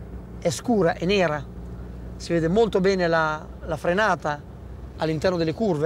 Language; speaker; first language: Italian; native; Italian